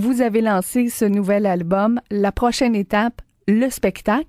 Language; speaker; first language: French; native; French